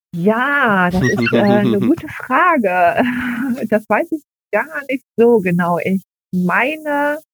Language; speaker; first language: German; native; German